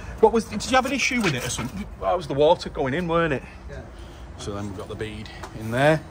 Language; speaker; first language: English; native; English